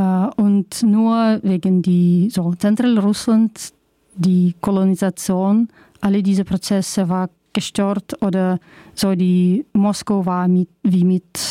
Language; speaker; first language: German; non-native, learner; Russian